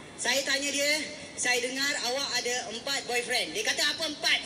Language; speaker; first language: Malay; native; Malay